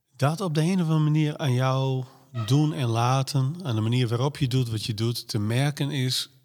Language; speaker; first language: Dutch; native; Dutch